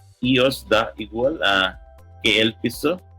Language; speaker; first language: Spanish; non-native, learner; English